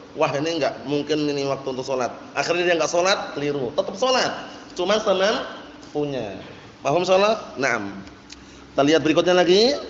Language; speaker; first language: Indonesian; native; Indonesian